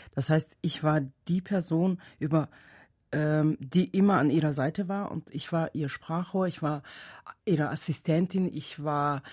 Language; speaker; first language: German; non-native, fluent; Tajik